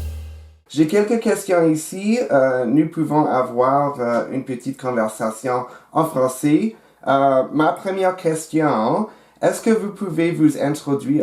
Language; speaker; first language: French; non-native, fluent; English